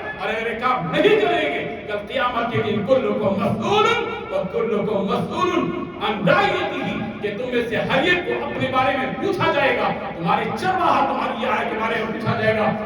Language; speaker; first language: Urdu; native; Urdu